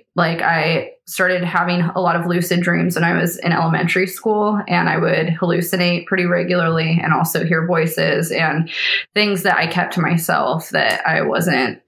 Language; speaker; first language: English; native; English